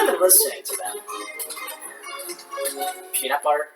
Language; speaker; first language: English; native; English